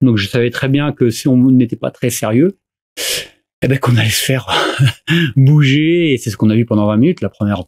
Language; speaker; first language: French; native; French